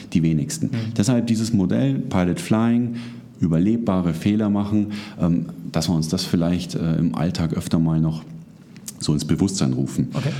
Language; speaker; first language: German; native; German